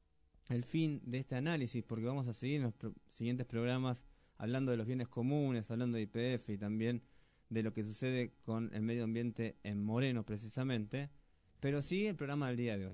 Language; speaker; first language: Spanish; native; Spanish